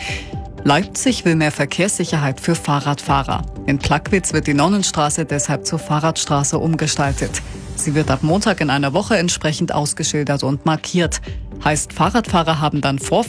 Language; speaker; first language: German; native; German